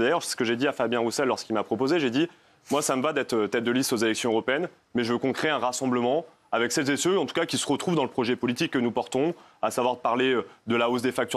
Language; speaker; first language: French; native; French